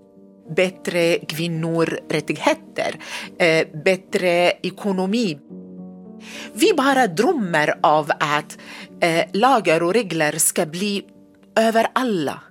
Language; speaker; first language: Swedish; non-native, learner; Arabic